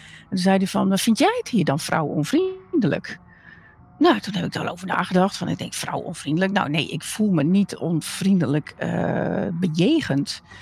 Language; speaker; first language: Dutch; native; Dutch